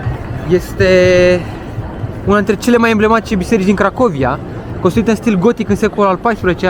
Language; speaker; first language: Romanian; native; Romanian